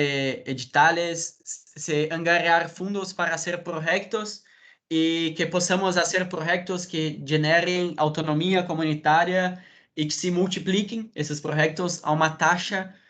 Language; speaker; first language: Spanish; non-native, fluent; Portuguese